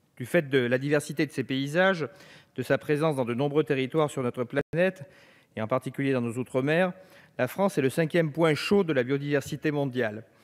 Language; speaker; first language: French; native; French